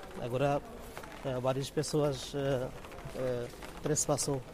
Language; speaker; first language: Portuguese; non-native, learner; Bangla